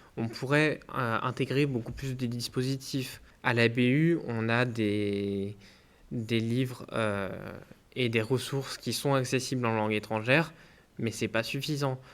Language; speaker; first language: French; native; French